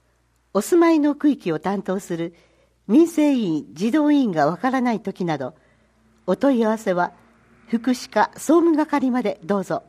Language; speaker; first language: Japanese; native; Japanese